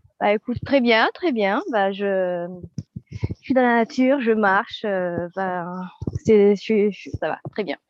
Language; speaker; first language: French; non-native, local second language; Malagasy